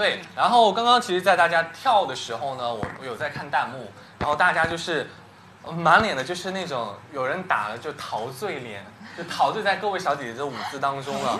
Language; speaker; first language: Chinese; native; Chinese